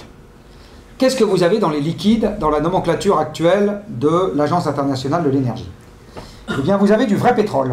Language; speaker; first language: French; native; French